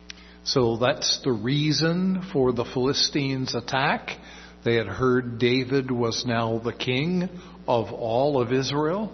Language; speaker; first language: English; native; English